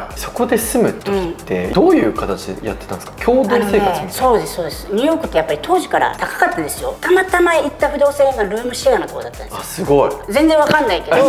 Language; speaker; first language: Japanese; native; Japanese